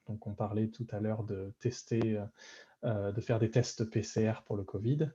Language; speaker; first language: French; native; French